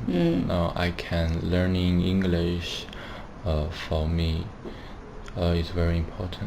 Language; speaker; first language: English; non-native, learner; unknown